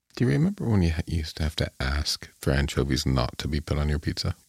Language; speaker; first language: English; native; English